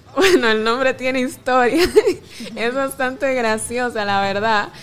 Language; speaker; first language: Spanish; native; Spanish